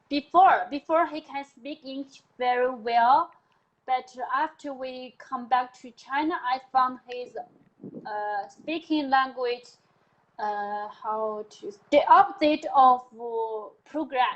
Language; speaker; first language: English; non-native, learner; Chinese